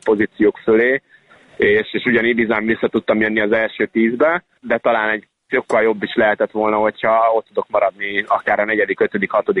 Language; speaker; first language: Hungarian; native; Hungarian